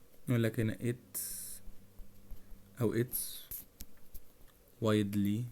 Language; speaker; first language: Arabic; native; Arabic